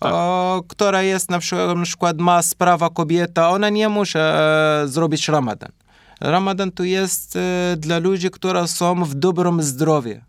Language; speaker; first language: Polish; non-native, learner; Arabic